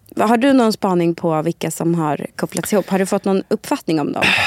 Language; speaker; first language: Swedish; native; Swedish